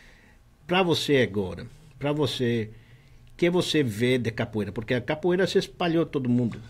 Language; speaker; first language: Portuguese; non-native, learner; Spanish